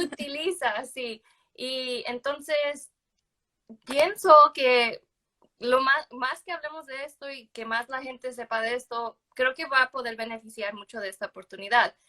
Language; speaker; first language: Spanish; early bilingual, other home language; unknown